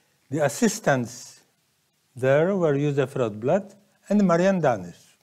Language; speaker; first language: English; non-native, fluent; Polish